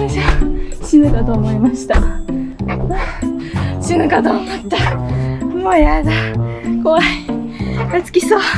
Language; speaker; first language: Japanese; native; Japanese